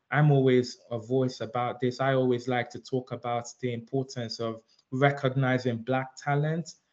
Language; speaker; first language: English; early bilingual, other home language; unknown